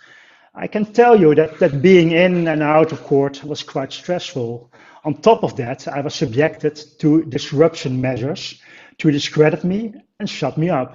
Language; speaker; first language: English; non-native, fluent; Dutch